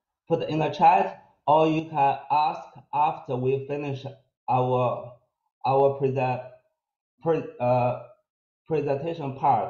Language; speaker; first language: English; non-native, fluent; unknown